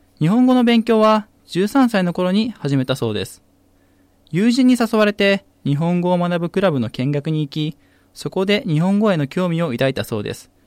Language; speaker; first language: Japanese; native; Japanese